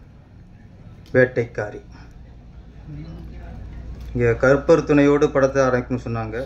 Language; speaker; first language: Tamil; native; Tamil